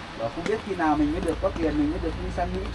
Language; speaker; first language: Vietnamese; native; Vietnamese